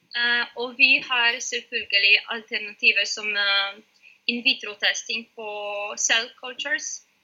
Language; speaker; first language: Norwegian; non-native, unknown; Polish